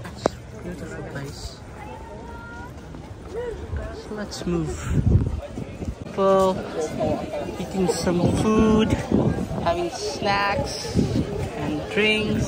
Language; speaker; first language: English; non-native, local second language; Urdu